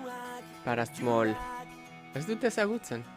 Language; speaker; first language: Basque; non-native, learner; English